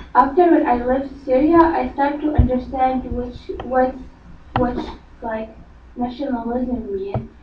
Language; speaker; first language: English; non-native, learner; Arabic